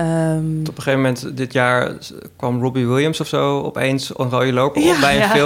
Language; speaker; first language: Dutch; native; Dutch